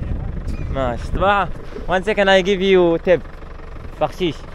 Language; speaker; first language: English; non-native, learner; Arabic